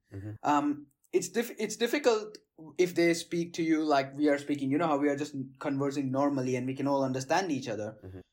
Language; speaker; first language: English; non-native, local second language; Gujarati